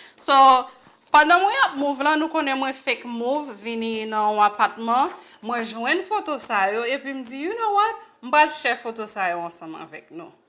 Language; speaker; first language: Haitian Creole; native; Haitian Creole